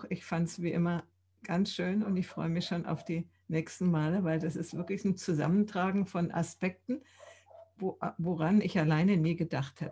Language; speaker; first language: German; native; German